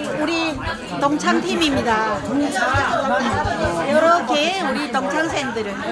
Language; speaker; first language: Korean; early bilingual, heritage; Korean